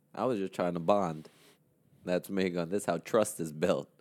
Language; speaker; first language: English; non-native, fluent; Spanish